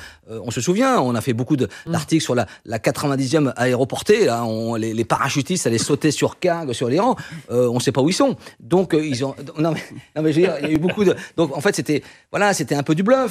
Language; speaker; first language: French; native; French